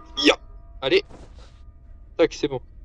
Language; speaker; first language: French; native; French